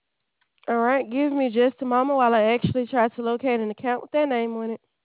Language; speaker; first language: English; native; English